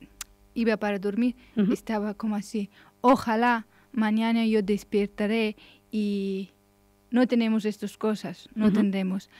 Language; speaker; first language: Spanish; non-native, learner; Persian